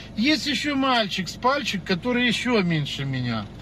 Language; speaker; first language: Russian; non-native, local second language; Ukrainian